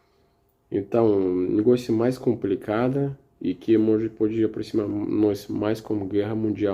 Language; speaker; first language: Portuguese; non-native, learner; Russian